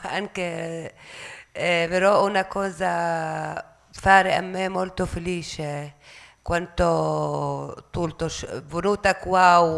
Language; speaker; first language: Italian; non-native, local second language; Arabic